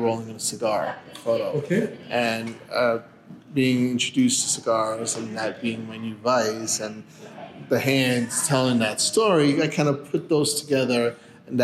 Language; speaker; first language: English; early bilingual, other home language; Spanish